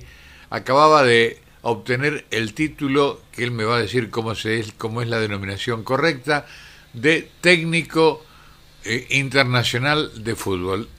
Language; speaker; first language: Spanish; native; Spanish